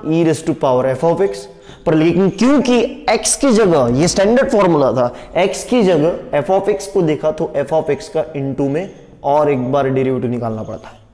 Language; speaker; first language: Hindi; non-native, local second language; Marathi